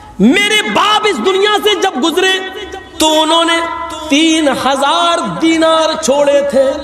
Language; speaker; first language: Urdu; native; Urdu